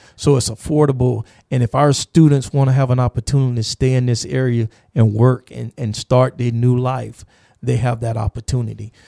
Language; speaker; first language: English; native; English